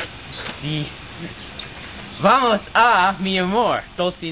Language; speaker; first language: Spanish; non-native, learner; English